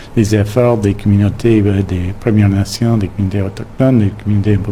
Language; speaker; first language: French; non-native, local second language; English